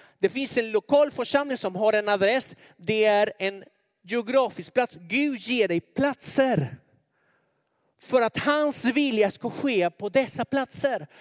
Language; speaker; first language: Swedish; non-native, fluent; Spanish